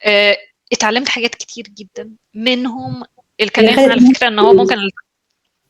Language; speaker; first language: Arabic; native; Arabic